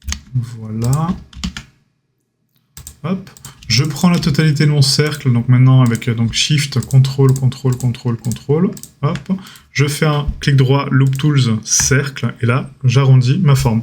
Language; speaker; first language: French; native; French